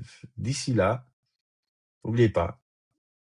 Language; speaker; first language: French; native; French